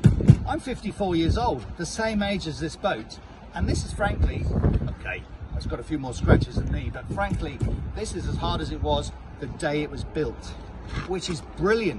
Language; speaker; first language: English; native; English